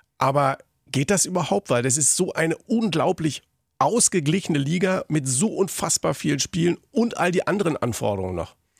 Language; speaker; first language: German; native; German